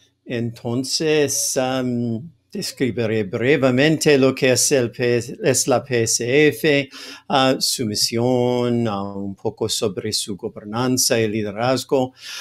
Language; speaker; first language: Spanish; non-native, fluent; English